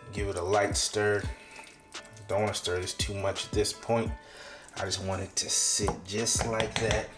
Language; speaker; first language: English; native; English